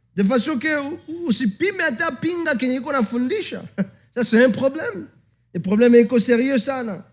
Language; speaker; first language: French; non-native, local second language; Swahili